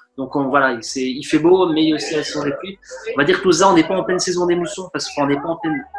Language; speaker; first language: French; native; French